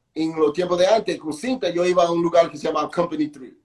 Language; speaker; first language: Spanish; early bilingual, heritage; Spanish